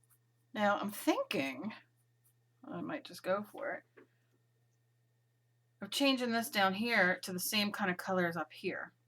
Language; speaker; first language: English; native; English